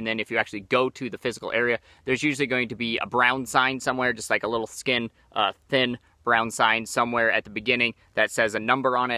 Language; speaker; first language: English; native; English